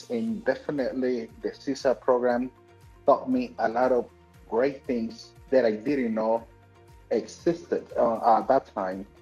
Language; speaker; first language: English; native; English